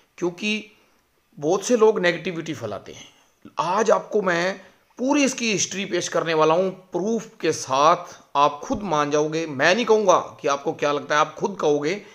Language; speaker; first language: Hindi; native; Hindi